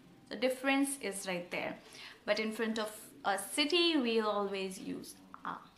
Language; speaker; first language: English; non-native, local second language; Hindi